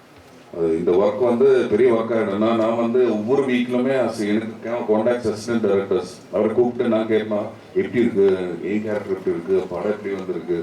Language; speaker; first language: Tamil; non-native, local second language; Malayalam